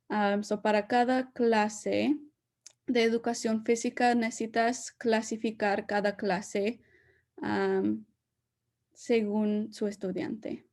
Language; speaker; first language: Spanish; early bilingual, heritage; Spanish